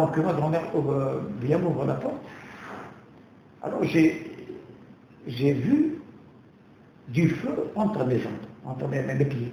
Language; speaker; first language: French; non-native, local second language; Kabyle